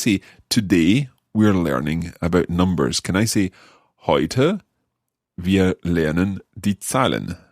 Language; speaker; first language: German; non-native, learner; English